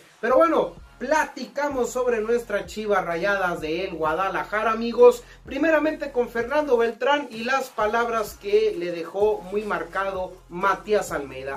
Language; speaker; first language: Spanish; native; Spanish